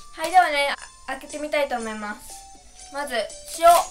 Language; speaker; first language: Japanese; native; Japanese